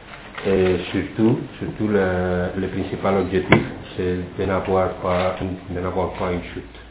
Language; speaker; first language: French; non-native, fluent; Spanish